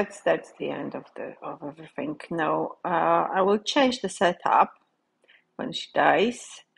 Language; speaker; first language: English; non-native, fluent; Polish